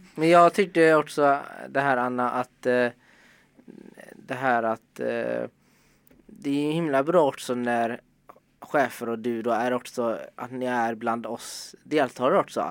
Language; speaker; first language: Swedish; native; Swedish